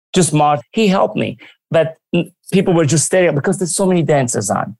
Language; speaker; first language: English; early bilingual, other home language; Armenian